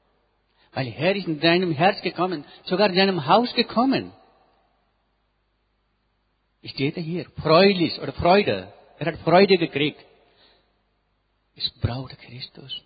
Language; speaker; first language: German; non-native, learner; Nepali